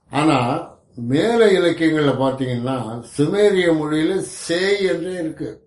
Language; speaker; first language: Tamil; native; Tamil